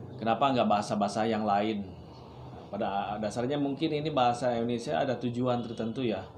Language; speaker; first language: Indonesian; native; Indonesian